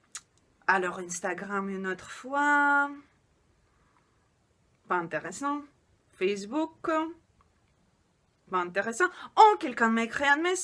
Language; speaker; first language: French; non-native, fluent; Russian